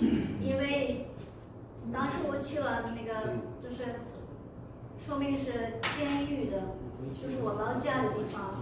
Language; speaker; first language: Chinese; non-native, local second language; Uyghur